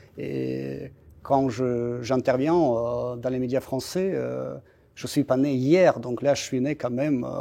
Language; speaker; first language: French; non-native, fluent; Russian